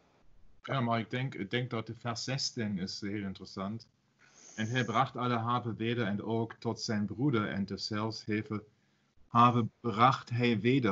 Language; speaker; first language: Dutch; non-native, learner; German